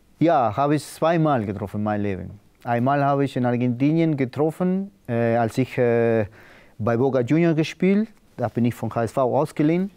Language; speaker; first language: German; non-native, learner; Spanish